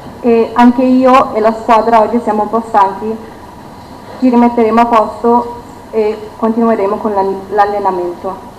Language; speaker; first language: Italian; non-native, fluent; Turkish